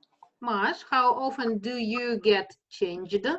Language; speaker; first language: English; non-native, fluent; Russian